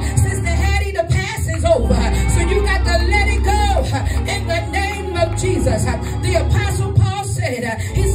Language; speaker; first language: English; native; English